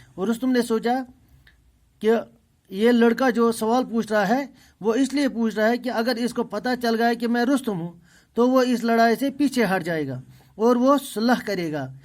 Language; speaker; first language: Urdu; non-native, local second language; Kashmiri